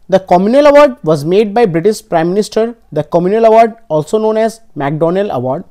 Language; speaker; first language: English; non-native, local second language; Bangla